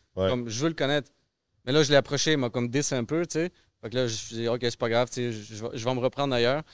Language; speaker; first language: French; early bilingual, other home language; Russian